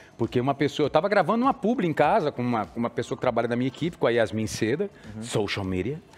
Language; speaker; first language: Portuguese; native; Portuguese